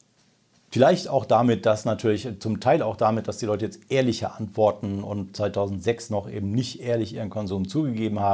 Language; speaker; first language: German; native; German